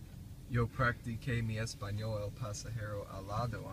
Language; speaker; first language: Spanish; non-native, learner; English